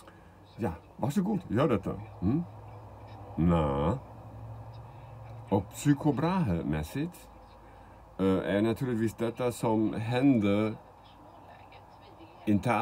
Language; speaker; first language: Swedish; non-native, fluent; German